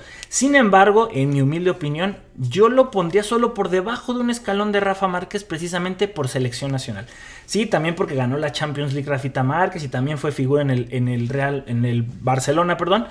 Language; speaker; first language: Spanish; native; Spanish